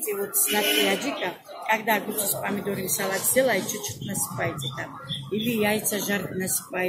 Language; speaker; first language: Russian; non-native, local second language; Georgian